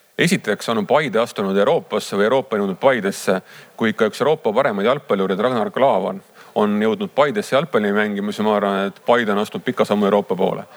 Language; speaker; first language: Estonian; native; Estonian